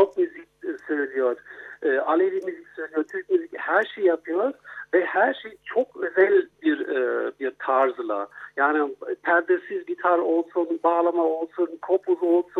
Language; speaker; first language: Turkish; non-native, fluent; German